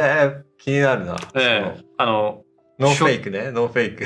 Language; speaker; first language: Japanese; native; Japanese